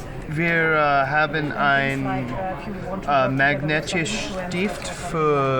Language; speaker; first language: German; non-native, learner; English